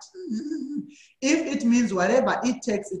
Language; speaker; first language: English; non-native, local second language; Shona